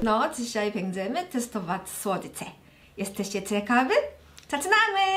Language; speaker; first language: Polish; non-native, learner; Korean